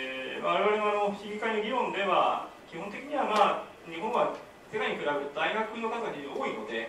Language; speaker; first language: Japanese; native; Japanese